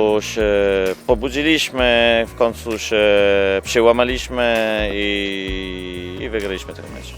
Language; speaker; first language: Polish; non-native, fluent; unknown